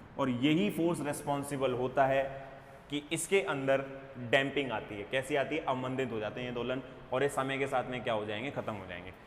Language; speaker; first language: Hindi; native; Hindi